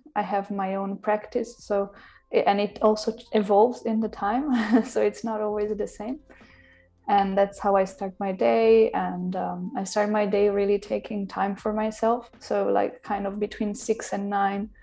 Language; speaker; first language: English; non-native, fluent; Italian